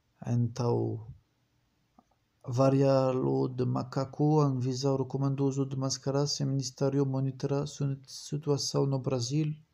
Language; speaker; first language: Portuguese; non-native, fluent; French